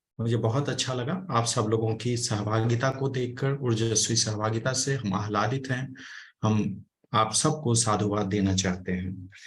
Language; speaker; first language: Hindi; native; Hindi